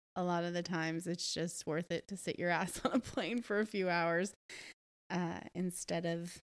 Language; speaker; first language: English; native; English